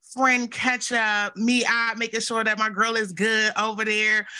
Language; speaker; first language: English; native; English